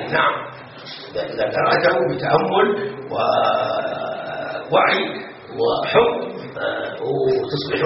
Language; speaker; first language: Arabic; native; Arabic